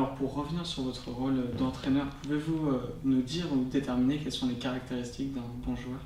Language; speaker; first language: French; native; French